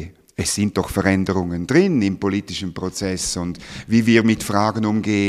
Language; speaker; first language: German; native; German